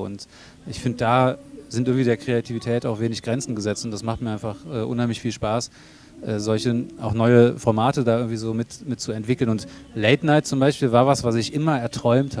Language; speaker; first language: German; native; German